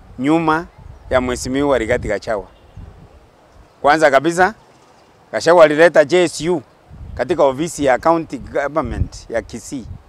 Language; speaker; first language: Swahili; non-native, local second language; Gusii